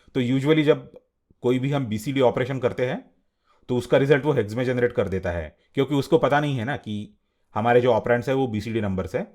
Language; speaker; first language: Hindi; non-native, local second language; Marathi